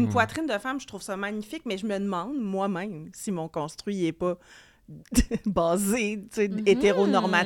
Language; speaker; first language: French; native; French